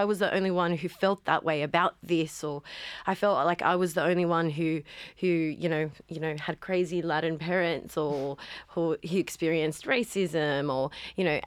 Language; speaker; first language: English; native; English